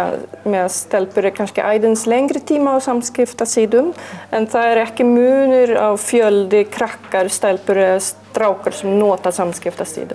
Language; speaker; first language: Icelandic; non-native, learner; Swedish